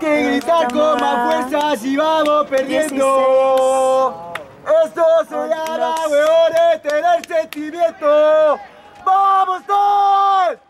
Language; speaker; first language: Spanish; native; Spanish